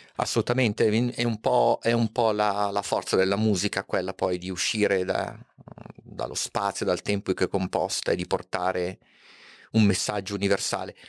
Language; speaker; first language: Italian; native; Italian